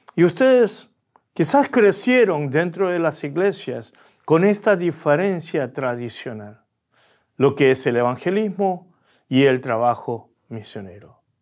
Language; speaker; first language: Spanish; early bilingual, other home language; Korean